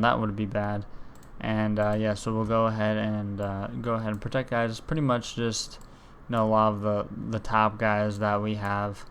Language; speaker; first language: English; native; English